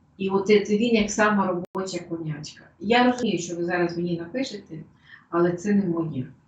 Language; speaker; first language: Ukrainian; non-native, local second language; Russian